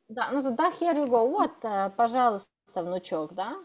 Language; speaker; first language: Russian; native; Russian